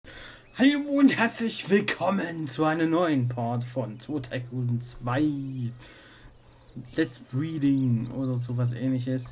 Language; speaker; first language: German; native; German